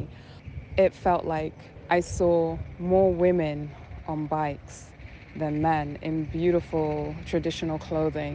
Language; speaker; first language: English; native; English